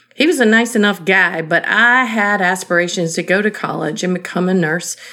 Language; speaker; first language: English; native; English